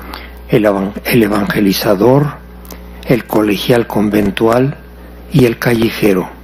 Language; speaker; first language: Spanish; native; Spanish